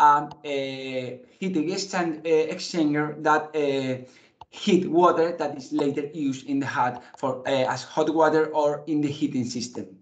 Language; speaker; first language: English; non-native, fluent; Spanish